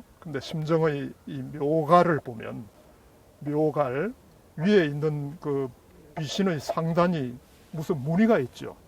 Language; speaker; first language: Korean; native; Korean